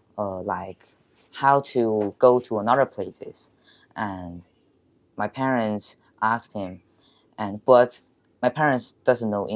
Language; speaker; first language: English; non-native, learner; Chinese